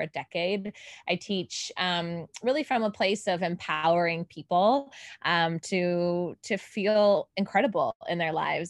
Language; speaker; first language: English; native; English